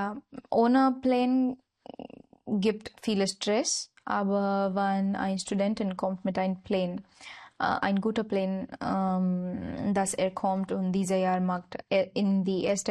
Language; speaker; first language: German; non-native, learner; Marathi